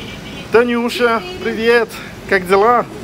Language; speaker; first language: Russian; non-native, learner; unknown